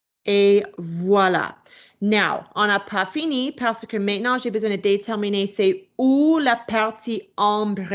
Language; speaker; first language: French; non-native, local second language; English